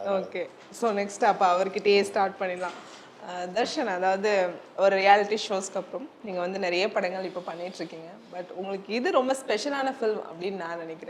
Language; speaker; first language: Tamil; native; Tamil